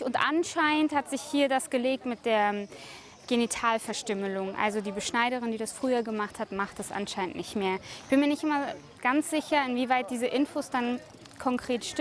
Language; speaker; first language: German; native; German